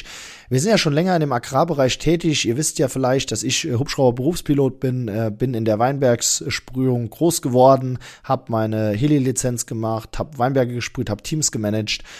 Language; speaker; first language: German; native; German